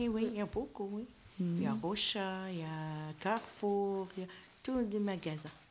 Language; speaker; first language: French; non-native, learner; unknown